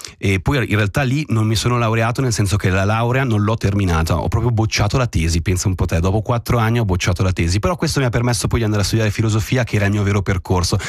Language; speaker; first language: Italian; native; Italian